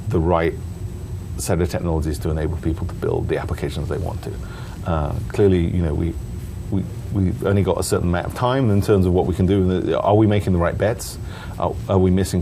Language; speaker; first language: English; native; English